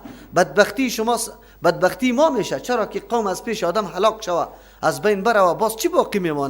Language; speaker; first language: Persian; native; Persian